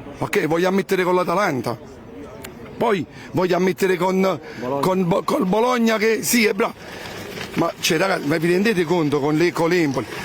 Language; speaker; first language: Italian; native; Italian